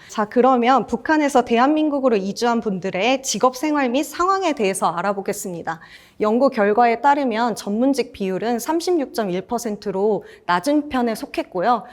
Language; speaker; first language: Korean; native; Korean